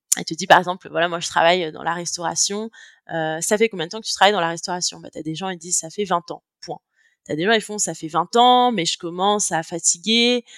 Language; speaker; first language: French; native; French